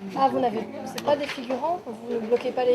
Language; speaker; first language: French; native; French